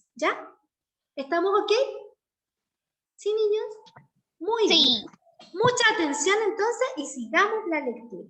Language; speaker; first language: Spanish; native; Spanish